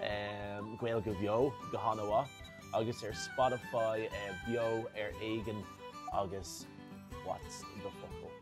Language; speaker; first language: Irish; non-native, local second language; English